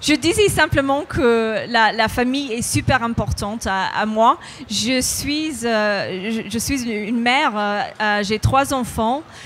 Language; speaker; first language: French; non-native, fluent; English